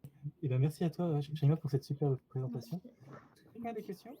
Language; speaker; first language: French; native; French